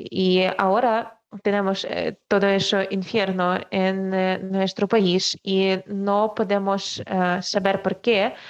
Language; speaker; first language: Spanish; non-native, fluent; Ukrainian